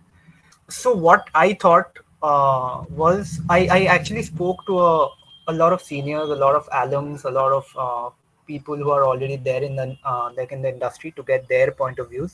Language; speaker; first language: English; non-native, local second language; Bangla